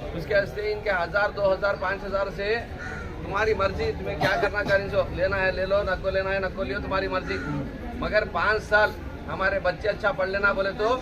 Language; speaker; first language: Hindi; native; Hindi